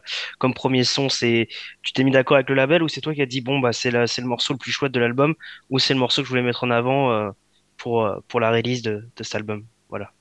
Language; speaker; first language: French; native; French